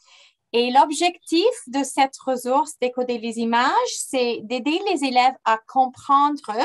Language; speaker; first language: French; non-native, fluent; English